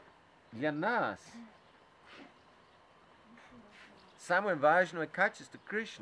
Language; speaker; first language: Russian; non-native, fluent; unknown